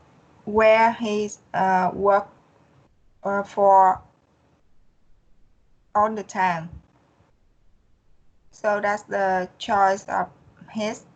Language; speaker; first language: English; non-native, learner; Vietnamese